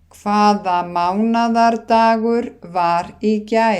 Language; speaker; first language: Icelandic; non-native, fluent; Thai